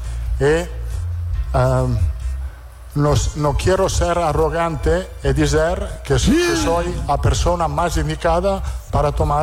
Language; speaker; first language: Portuguese; non-native, learner; Italian